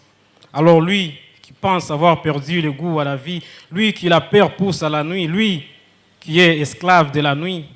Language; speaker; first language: French; non-native, local second language; Kinyarwanda